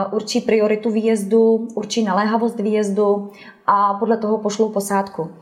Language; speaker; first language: Czech; native; Czech